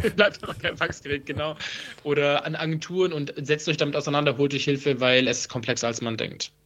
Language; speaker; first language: German; early bilingual, other home language; Arabic